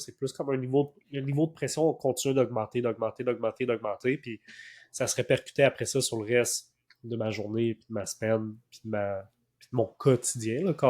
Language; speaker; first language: French; native; French